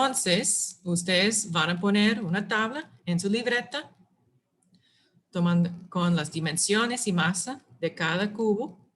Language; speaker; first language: Spanish; non-native, fluent; English